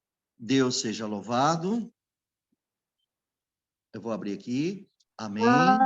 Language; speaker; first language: Portuguese; native; Portuguese